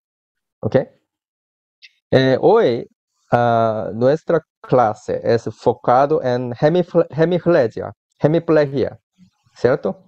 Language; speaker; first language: Spanish; non-native, learner; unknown